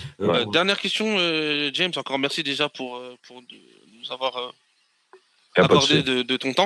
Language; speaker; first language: French; native; French